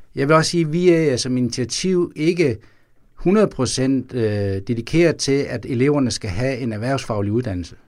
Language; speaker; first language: Danish; native; Danish